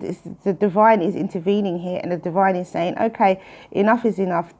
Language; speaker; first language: English; native; English